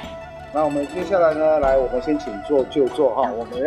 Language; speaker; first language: Chinese; native; Chinese